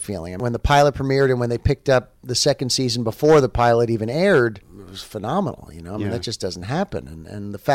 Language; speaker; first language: English; native; English